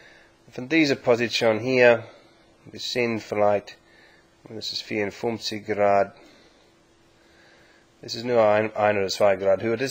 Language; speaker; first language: German; non-native, learner; English